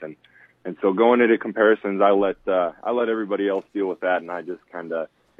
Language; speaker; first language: English; native; English